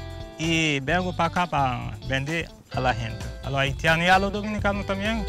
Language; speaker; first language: Spanish; non-native, learner; Haitian Creole